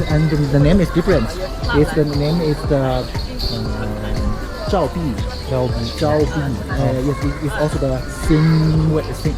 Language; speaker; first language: English; non-native, learner; Chinese